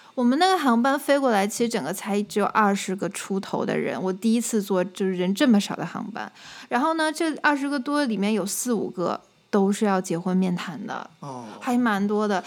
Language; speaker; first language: Chinese; native; Chinese